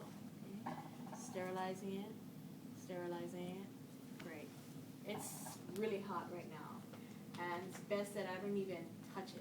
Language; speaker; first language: English; native; English